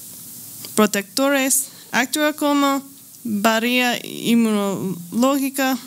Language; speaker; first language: Spanish; non-native, learner; English